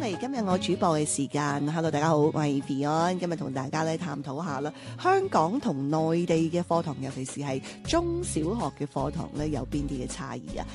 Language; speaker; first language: Cantonese; native; Cantonese